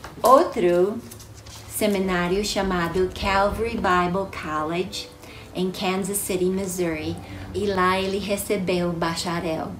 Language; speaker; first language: Portuguese; non-native, fluent; English